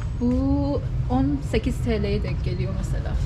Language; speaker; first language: Turkish; non-native, fluent; Persian